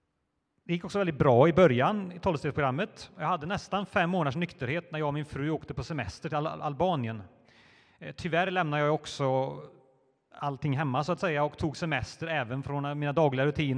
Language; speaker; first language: Swedish; native; Swedish